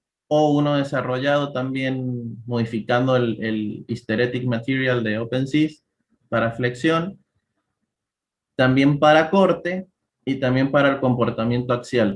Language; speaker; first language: Spanish; native; Spanish